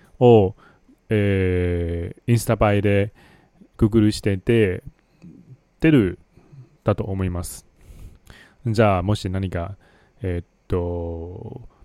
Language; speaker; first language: Japanese; non-native, fluent; Chinese